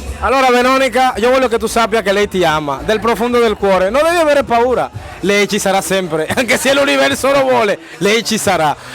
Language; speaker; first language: Italian; non-native, fluent; Spanish